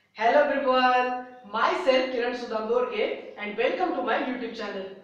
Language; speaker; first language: Hindi; native; Hindi